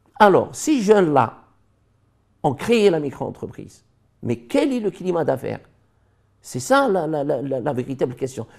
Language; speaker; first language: French; non-native, local second language; Arabic